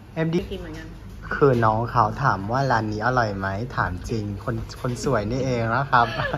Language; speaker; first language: Thai; non-native, fluent; Vietnamese